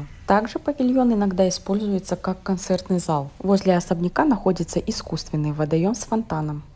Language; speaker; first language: Russian; native; Russian